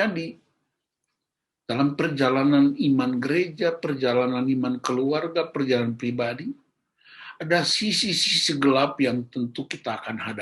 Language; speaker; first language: Indonesian; native; Indonesian